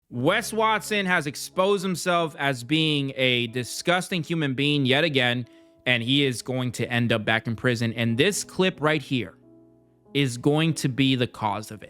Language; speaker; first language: English; native; English